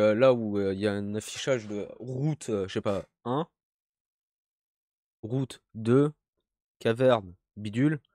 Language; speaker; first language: French; native; French